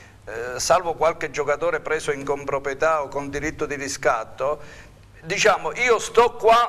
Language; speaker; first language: Italian; native; Italian